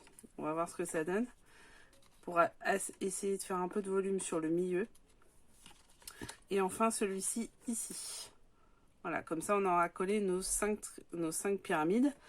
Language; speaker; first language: French; native; French